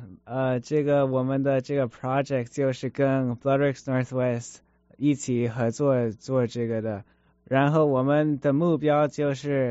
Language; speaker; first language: Chinese; early bilingual, heritage; Chinese